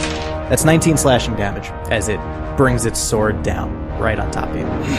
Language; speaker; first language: English; native; English